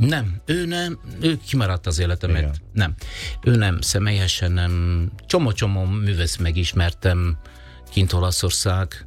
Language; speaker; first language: Hungarian; non-native, learner; Italian